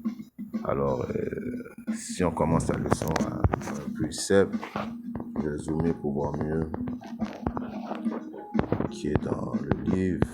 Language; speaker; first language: French; native; French